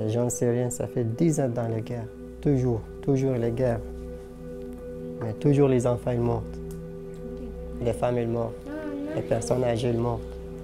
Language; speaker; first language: French; non-native, learner; Kurdish